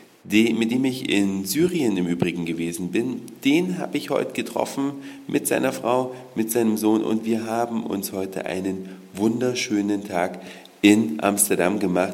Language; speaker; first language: German; native; German